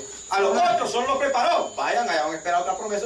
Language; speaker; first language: Spanish; native; Spanish